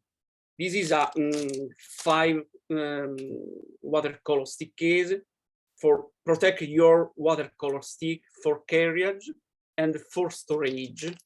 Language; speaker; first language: English; non-native, learner; Italian